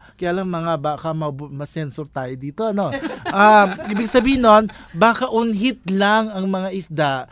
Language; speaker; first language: Filipino; native; Filipino